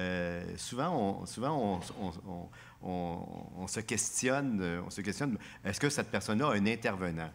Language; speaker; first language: French; native; French